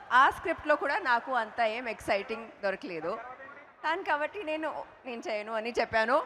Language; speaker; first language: Telugu; non-native, local second language; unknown